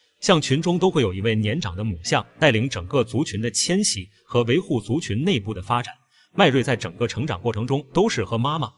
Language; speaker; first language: Chinese; native; Chinese